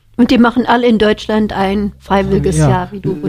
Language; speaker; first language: German; native; German